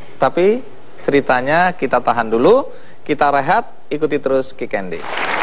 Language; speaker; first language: Indonesian; native; Indonesian